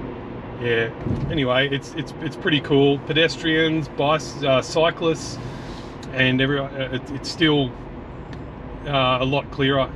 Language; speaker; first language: English; native; English